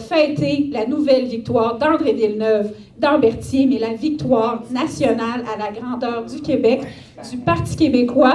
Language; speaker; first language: French; native; French